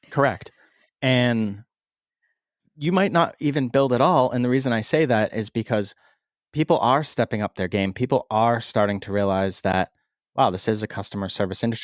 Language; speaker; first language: English; native; English